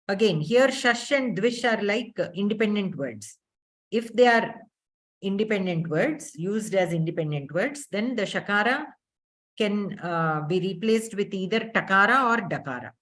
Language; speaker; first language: English; non-native, local second language; Telugu